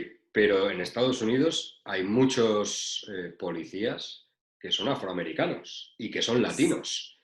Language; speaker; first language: Spanish; native; Spanish